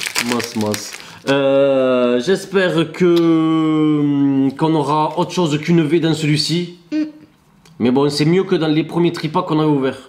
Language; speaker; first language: French; native; French